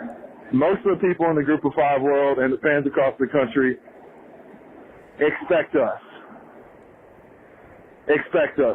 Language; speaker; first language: English; native; English